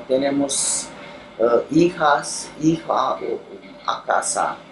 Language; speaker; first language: Spanish; non-native, learner; Romanian